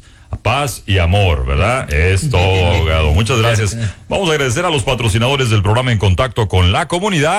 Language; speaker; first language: Spanish; native; Spanish